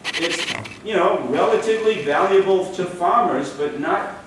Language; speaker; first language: English; native; English